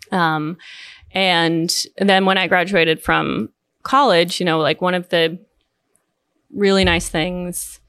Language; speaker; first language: English; native; English